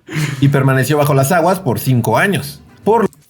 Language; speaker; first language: Spanish; native; Spanish